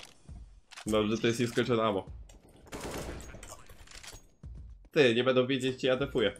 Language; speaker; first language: Polish; native; Polish